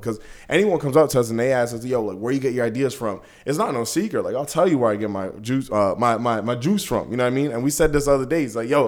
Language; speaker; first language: English; native; English